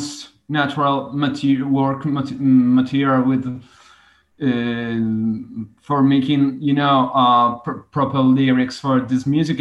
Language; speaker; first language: English; non-native, fluent; Italian